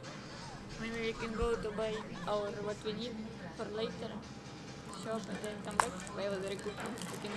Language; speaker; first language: English; non-native, learner; Russian